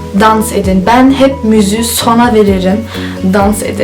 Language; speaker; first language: Turkish; early bilingual, heritage; Turkish